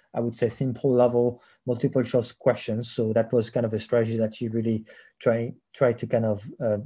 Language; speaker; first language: English; non-native, fluent; French